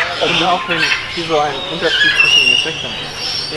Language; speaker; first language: German; native; German